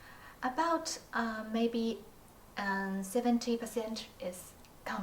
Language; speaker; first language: English; non-native, learner; Chinese